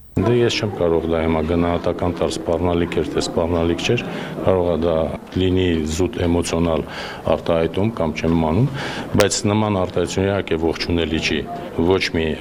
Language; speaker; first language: Armenian; native; Armenian